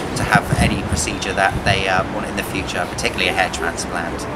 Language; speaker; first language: English; native; English